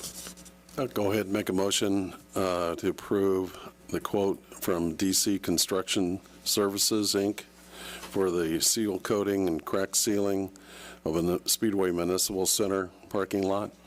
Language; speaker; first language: English; native; English